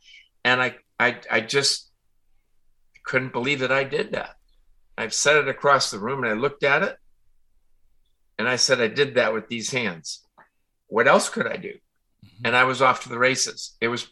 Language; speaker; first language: English; native; English